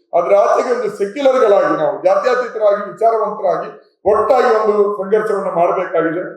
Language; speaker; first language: Kannada; non-native, local second language; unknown